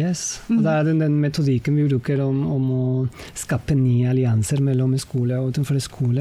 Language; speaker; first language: Norwegian; non-native, fluent; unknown